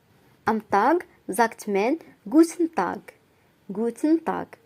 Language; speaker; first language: German; non-native, fluent; Arabic